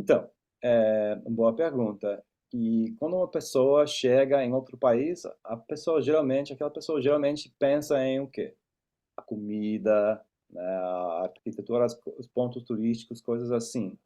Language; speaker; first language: Portuguese; non-native, fluent; English